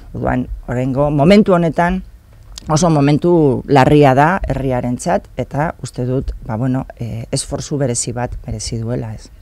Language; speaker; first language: Basque; non-native, local second language; Spanish